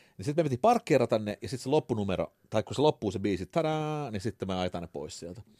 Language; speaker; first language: Finnish; early bilingual, other home language; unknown